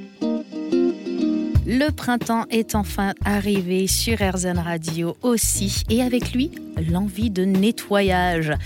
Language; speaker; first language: French; native; French